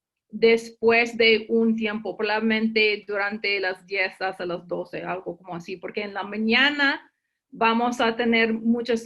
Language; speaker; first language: Spanish; early bilingual, heritage; English